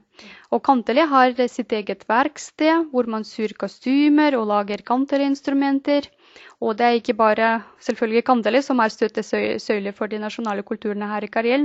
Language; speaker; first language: Norwegian; non-native, fluent; Russian